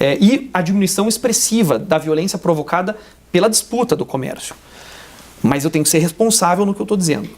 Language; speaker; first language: Portuguese; native; Portuguese